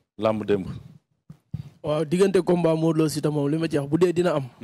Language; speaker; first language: Wolof; non-native, local second language; Serer